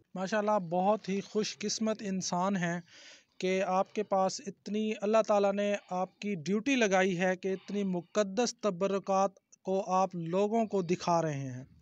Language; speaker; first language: Urdu; native; Urdu